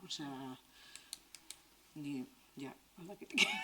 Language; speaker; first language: Basque; native; Basque